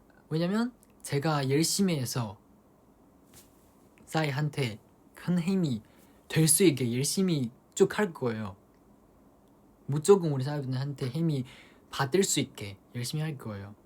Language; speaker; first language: Korean; non-native, fluent; Chinese